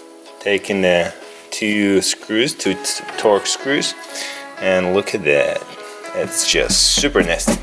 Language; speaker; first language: English; non-native, fluent; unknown